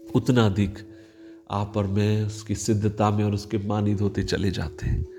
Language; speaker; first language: Hindi; non-native, local second language; Marathi